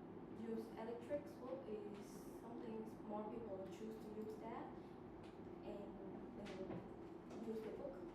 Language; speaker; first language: English; non-native, learner; Vietnamese